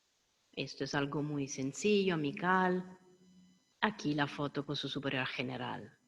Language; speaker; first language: Spanish; non-native, fluent; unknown